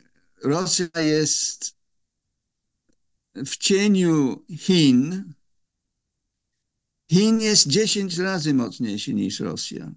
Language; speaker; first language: Polish; non-native, fluent; English